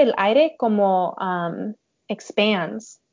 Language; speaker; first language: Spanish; non-native, learner; English